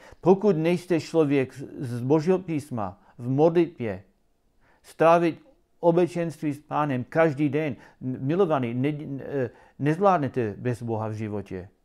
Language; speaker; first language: Czech; non-native, learner; English